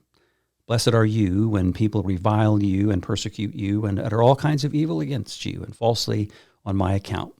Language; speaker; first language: English; native; English